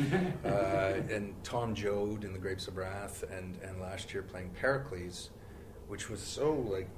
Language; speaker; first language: English; native; English